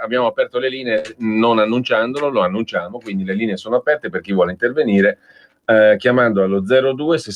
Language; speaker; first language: Italian; native; Italian